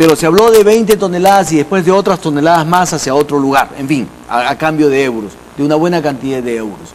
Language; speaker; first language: Spanish; native; Spanish